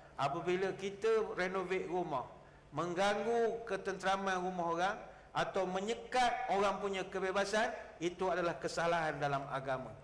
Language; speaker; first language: Malay; native; Malay